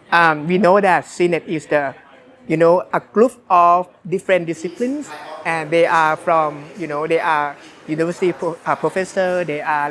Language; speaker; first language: English; non-native, fluent; Thai